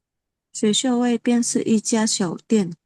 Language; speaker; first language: Chinese; non-native, learner; Indonesian